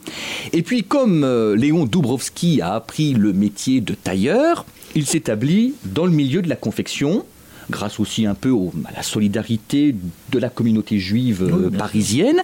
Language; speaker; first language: French; native; French